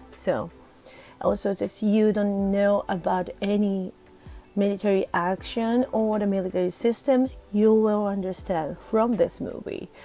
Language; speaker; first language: English; non-native, fluent; Japanese